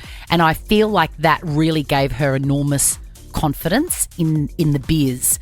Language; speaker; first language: English; native; English